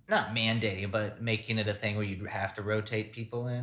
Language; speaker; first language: English; native; English